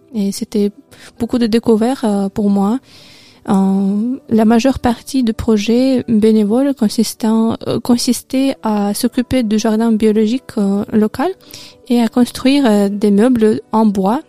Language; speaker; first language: French; non-native, learner; Russian